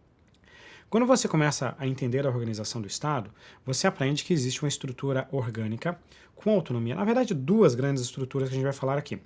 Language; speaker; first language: Portuguese; native; Portuguese